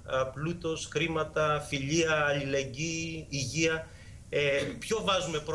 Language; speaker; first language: Greek; native; Greek